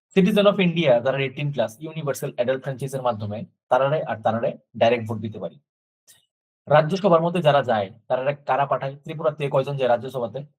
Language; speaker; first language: Bangla; native; Bangla